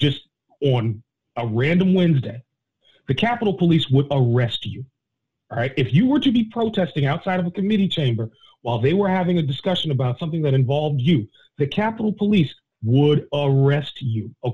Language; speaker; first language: English; native; English